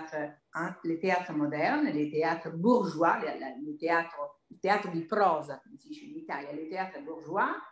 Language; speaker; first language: French; non-native, fluent; Italian